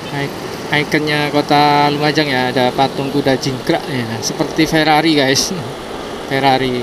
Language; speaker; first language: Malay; non-native, local second language; Javanese